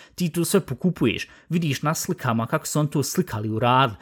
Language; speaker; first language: Bosnian; early bilingual, heritage; Bosnian